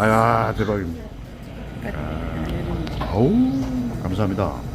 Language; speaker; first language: Korean; native; Korean